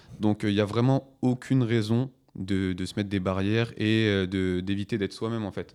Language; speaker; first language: French; early bilingual, other home language; Turkish